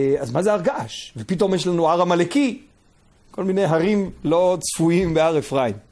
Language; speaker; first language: Hebrew; native; Hebrew